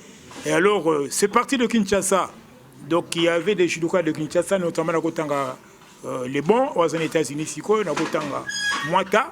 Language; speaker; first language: French; non-native, local second language; Lingala